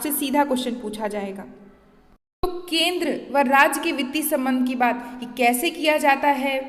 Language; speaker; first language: Hindi; native; Hindi